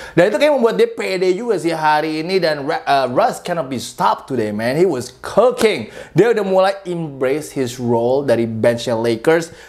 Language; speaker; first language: Indonesian; native; Indonesian